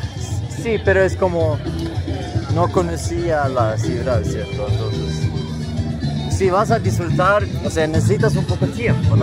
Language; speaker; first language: Spanish; non-native, fluent; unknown